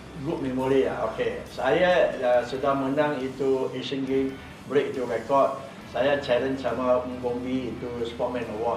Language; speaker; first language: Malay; non-native, local second language; Chinese